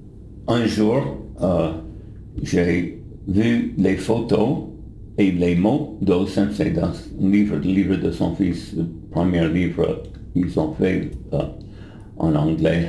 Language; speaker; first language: French; non-native, fluent; English